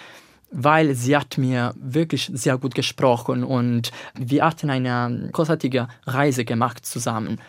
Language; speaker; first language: German; non-native, learner; Italian